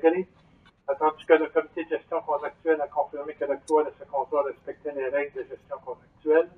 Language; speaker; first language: French; native; French